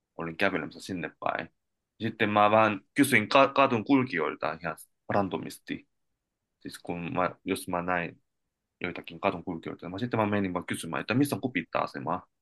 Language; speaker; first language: Finnish; non-native, fluent; Korean